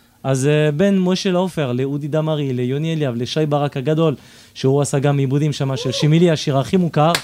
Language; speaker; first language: Hebrew; non-native, fluent; French